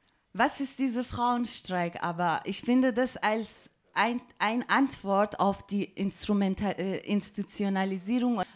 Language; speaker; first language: German; non-native, fluent; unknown